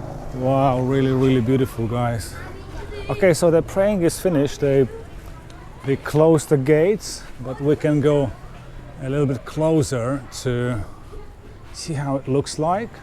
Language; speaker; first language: English; non-native, fluent; Lithuanian